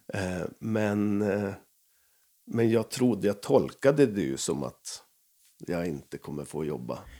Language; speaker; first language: Swedish; native; Swedish